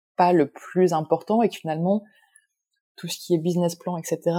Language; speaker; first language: French; native; French